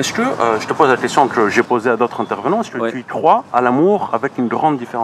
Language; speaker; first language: French; native; French